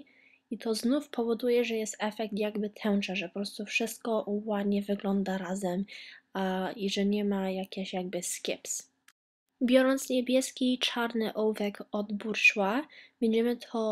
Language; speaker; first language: Polish; early bilingual, heritage; Polish